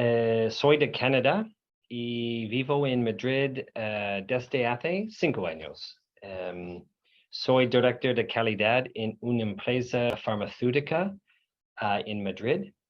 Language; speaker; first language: Spanish; non-native, learner; English